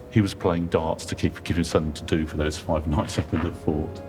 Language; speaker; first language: English; native; English